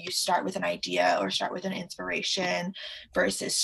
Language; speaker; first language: English; early bilingual, other home language; Chinese